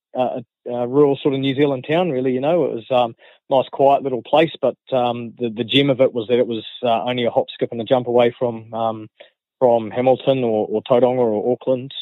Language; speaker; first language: English; native; English